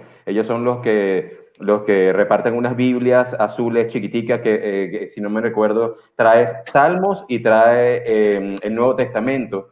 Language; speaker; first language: Spanish; native; Spanish